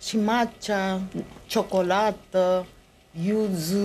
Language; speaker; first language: Romanian; non-native, learner; Japanese